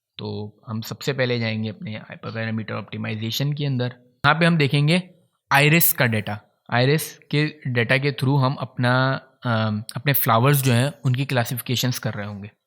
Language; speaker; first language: Urdu; native; Urdu